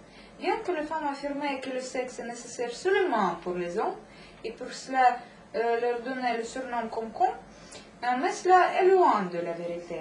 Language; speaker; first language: French; non-native, learner; Russian